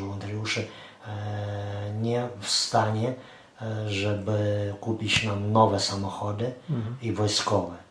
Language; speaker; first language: Polish; non-native, fluent; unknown